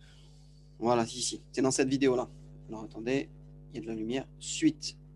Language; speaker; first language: French; native; French